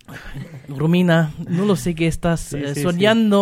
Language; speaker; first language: Spanish; non-native, fluent; German